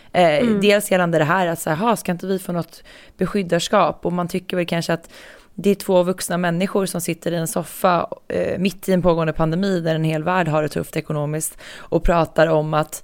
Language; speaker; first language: Swedish; native; Swedish